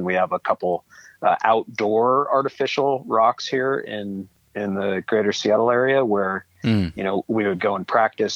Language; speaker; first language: English; native; English